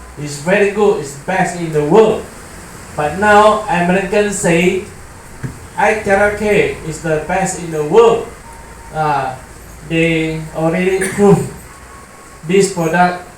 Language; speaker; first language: English; non-native, learner; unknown